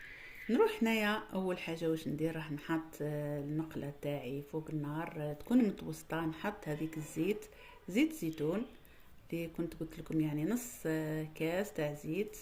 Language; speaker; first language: Arabic; native; Arabic